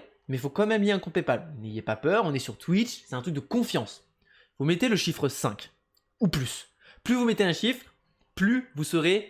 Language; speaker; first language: French; native; French